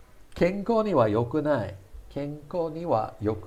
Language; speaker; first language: Japanese; non-native, fluent; English